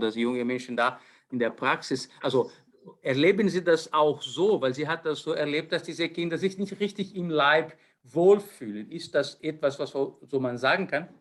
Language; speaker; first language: German; non-native, fluent; Portuguese